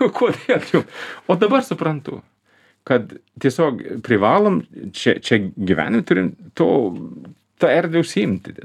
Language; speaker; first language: Lithuanian; non-native, fluent; Swedish